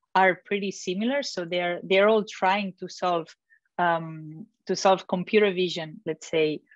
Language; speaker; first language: English; non-native, fluent; Catalan